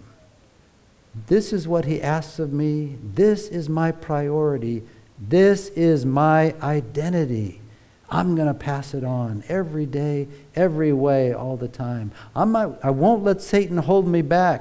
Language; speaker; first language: English; native; English